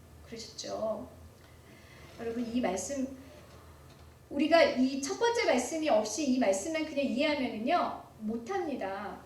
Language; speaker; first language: Korean; native; Korean